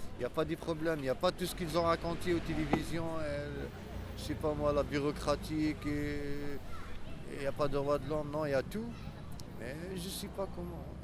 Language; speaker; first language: French; non-native, local second language; Arabic